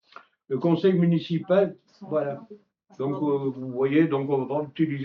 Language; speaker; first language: French; native; French